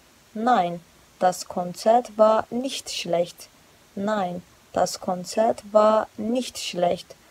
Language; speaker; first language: German; non-native, fluent; Georgian